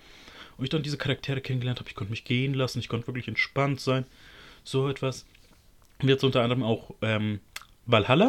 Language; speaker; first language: German; native; German